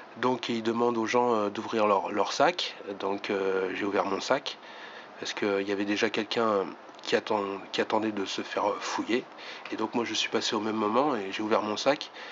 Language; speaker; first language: French; native; French